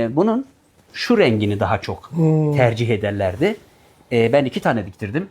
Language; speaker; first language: Turkish; native; Turkish